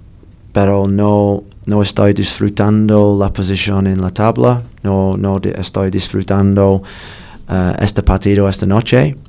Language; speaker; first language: Spanish; non-native, learner; English